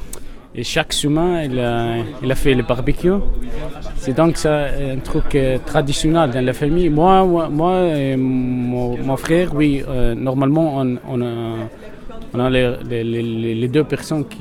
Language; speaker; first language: French; non-native, learner; Arabic